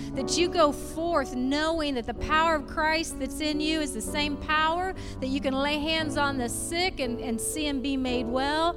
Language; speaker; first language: English; native; English